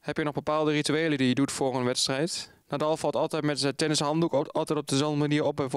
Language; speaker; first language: Dutch; native; Dutch